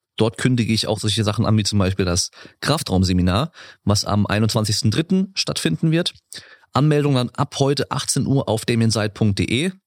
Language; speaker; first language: German; native; German